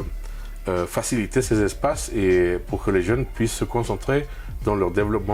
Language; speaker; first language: French; non-native, fluent; Spanish